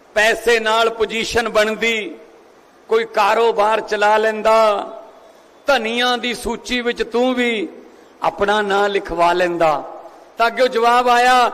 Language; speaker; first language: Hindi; non-native, local second language; Punjabi